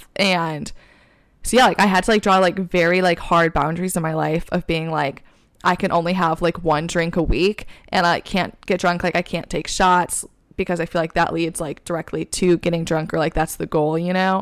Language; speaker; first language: English; native; English